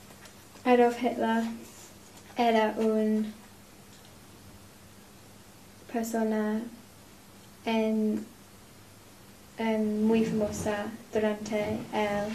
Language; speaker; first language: Spanish; non-native, learner; English